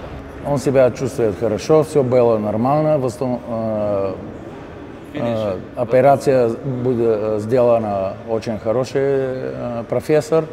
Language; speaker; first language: Russian; non-native, learner; Bulgarian